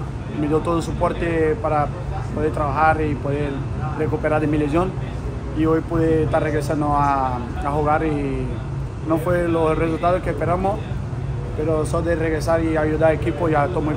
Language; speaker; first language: Spanish; non-native, learner; Portuguese